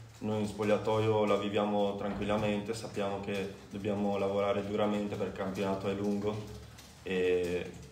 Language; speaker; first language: Italian; native; Italian